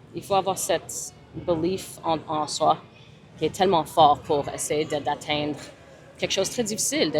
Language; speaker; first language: French; early bilingual, other home language; English